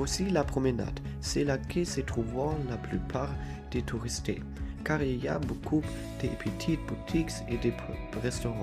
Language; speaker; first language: French; non-native, learner; German